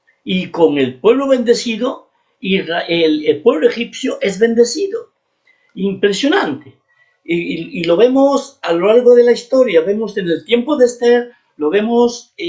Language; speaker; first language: Spanish; native; Spanish